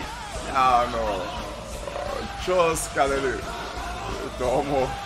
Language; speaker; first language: Japanese; non-native, learner; English